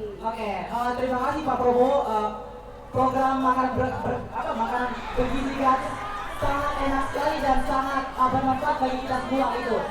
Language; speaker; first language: Indonesian; native; Indonesian